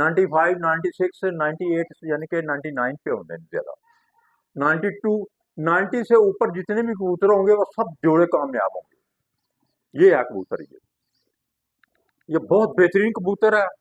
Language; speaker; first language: Hindi; non-native, local second language; Punjabi